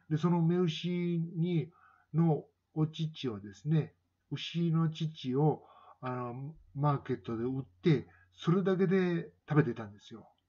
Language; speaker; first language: Japanese; native; Japanese